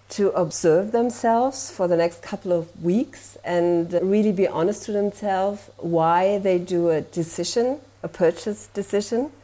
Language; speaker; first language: English; non-native, fluent; German